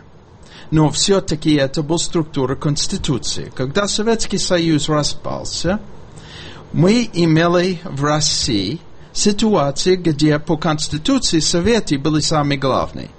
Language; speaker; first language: Russian; non-native, fluent; English